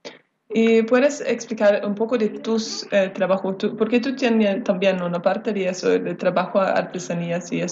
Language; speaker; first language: Spanish; non-native, learner; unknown